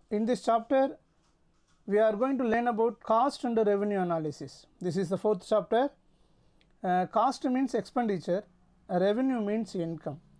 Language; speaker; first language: English; non-native, local second language; Tamil